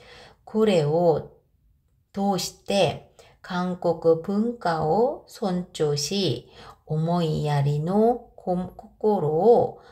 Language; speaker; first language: Japanese; non-native, fluent; Korean